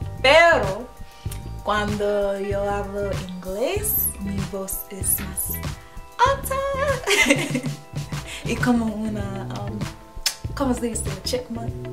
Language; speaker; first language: Spanish; non-native, learner; English